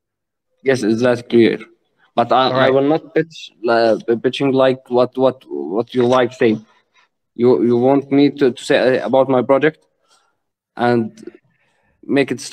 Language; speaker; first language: English; non-native, learner; Arabic